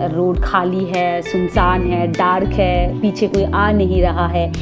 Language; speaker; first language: Hindi; non-native, local second language; Marathi